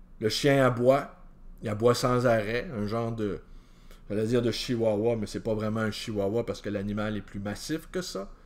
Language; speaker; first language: French; native; French